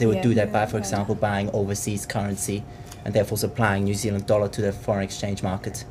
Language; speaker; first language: English; native; English